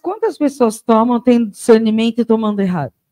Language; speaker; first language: Portuguese; native; Portuguese